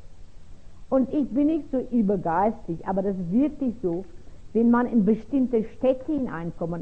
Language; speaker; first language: German; non-native, fluent; Afrikaans